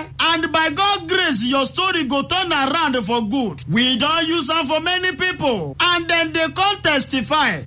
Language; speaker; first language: Nigerian Pidgin; native; Nigerian Pidgin